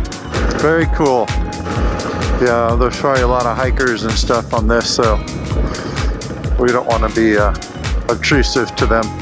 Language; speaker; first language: English; native; English